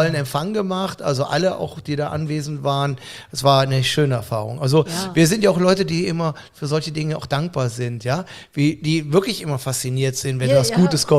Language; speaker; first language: German; native; German